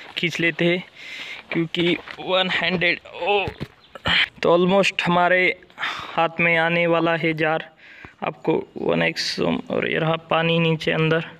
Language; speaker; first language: Hindi; non-native, local second language; Marathi